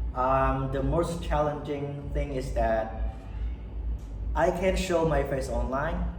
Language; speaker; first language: English; non-native, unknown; Khmer